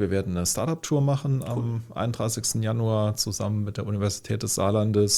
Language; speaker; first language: German; native; German